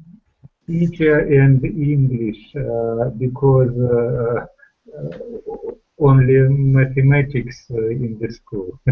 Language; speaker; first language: English; non-native, learner; Russian